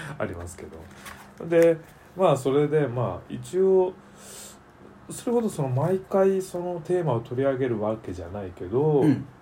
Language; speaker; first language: Japanese; native; Japanese